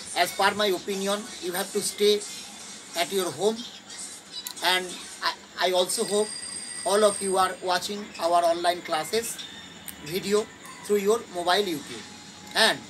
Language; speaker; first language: English; non-native, local second language; Bangla